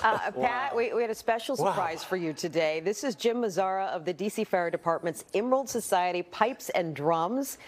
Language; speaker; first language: English; native; English